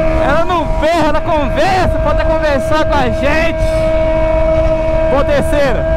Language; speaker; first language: Portuguese; native; Portuguese